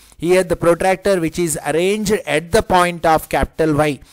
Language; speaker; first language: English; non-native, local second language; Telugu